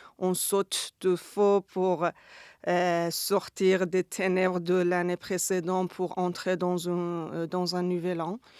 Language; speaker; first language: French; non-native, fluent; Persian